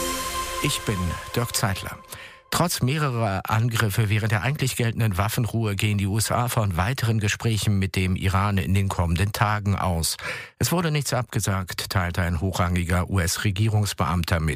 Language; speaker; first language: German; native; German